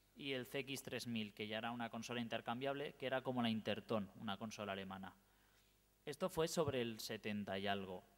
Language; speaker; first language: Spanish; native; Spanish